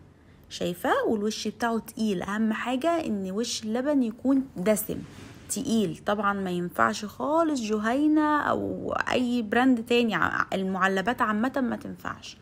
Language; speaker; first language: Arabic; native; Arabic